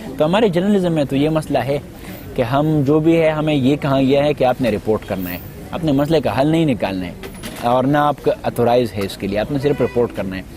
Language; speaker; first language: Urdu; non-native, local second language; Pashto